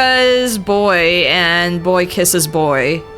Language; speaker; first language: English; native; English